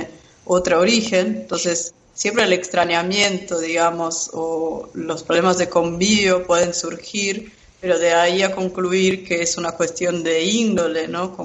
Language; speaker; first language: Spanish; non-native, fluent; Portuguese